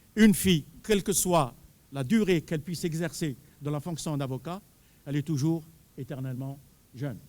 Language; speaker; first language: French; non-native, local second language; Arabic